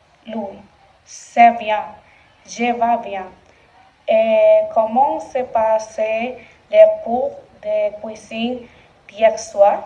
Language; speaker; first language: French; non-native, learner; Spanish